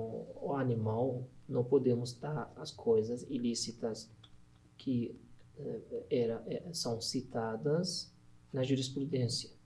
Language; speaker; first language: Portuguese; non-native, learner; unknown